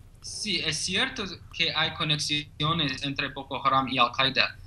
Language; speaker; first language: Spanish; non-native, learner; English